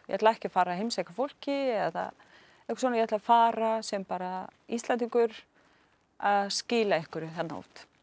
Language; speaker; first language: Icelandic; non-native, fluent; Arabic